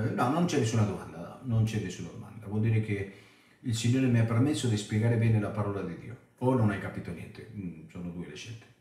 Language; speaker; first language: Italian; non-native, fluent; Spanish